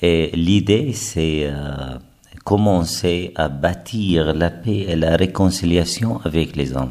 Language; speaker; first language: French; non-native, fluent; Arabic